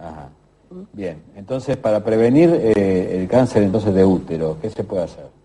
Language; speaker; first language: Spanish; native; Spanish